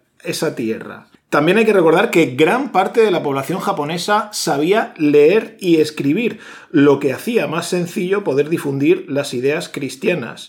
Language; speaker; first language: Spanish; native; Spanish